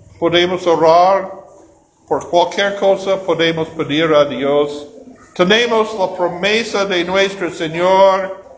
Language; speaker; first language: Spanish; non-native, learner; English